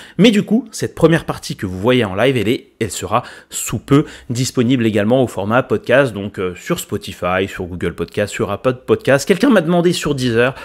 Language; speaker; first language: French; native; French